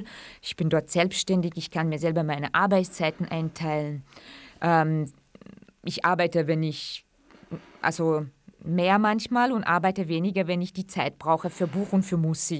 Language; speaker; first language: German; non-native, fluent; Kurdish